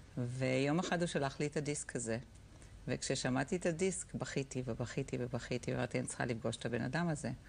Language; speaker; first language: Hebrew; native; Hebrew